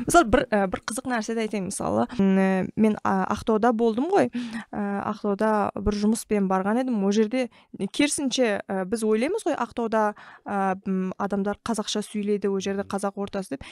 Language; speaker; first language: Kazakh; early bilingual, heritage; Kazakh